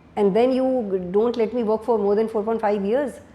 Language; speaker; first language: English; non-native, local second language; Urdu